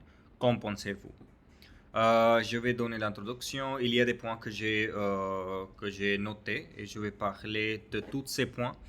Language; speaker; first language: French; non-native, learner; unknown